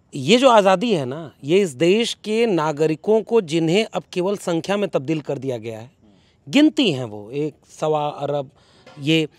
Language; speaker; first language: Hindi; native; Hindi